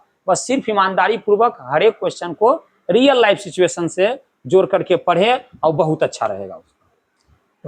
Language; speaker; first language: Hindi; native; Hindi